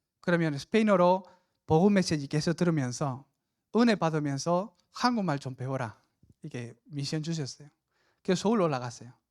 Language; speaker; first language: Korean; non-native, fluent; Spanish